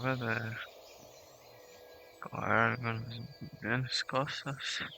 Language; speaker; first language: Spanish; non-native, learner; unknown